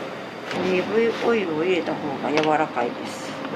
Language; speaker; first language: Japanese; native; Japanese